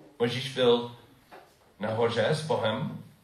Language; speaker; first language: Czech; non-native, fluent; English